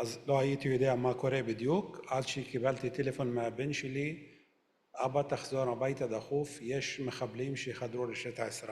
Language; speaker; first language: Hebrew; non-native, local second language; Arabic